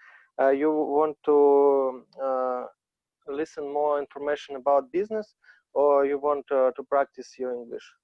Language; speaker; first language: English; non-native, learner; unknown